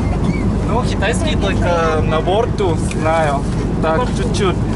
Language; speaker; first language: Russian; non-native, fluent; Thai